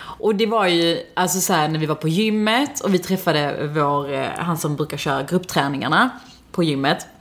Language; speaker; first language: Swedish; early bilingual, other home language; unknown